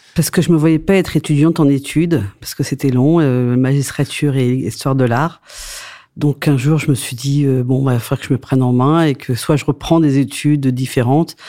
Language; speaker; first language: French; native; French